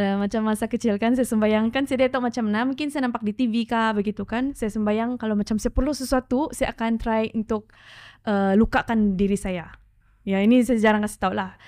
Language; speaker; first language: Malay; non-native, local second language; Chinese